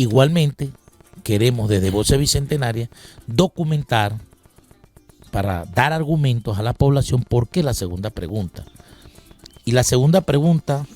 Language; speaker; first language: Spanish; native; Spanish